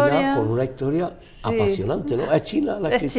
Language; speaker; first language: Spanish; native; Spanish